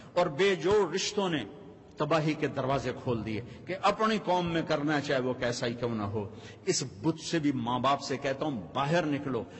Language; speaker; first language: Urdu; non-native, local second language; Punjabi